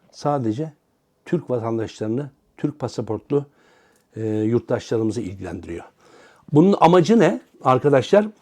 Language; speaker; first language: Turkish; native; Turkish